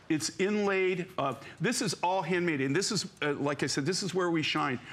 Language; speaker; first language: English; native; English